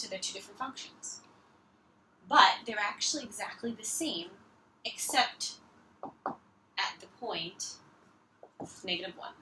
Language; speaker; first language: English; native; English